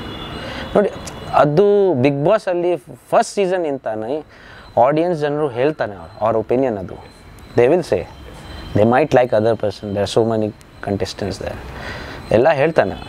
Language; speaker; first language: Kannada; non-native, learner; Nepali